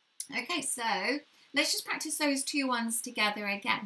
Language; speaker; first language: English; native; English